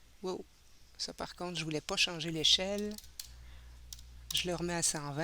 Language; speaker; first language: French; native; French